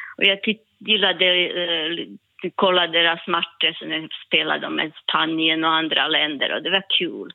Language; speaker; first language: Swedish; non-native, learner; Bosnian